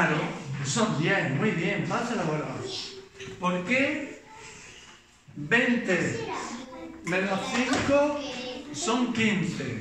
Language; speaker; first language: Spanish; native; Spanish